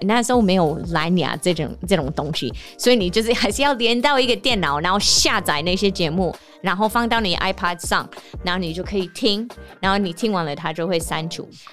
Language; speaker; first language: Chinese; non-native, fluent; English